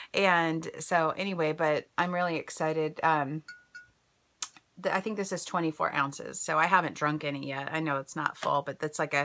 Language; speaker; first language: English; native; English